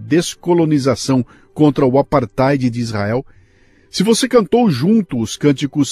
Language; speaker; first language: Portuguese; native; Portuguese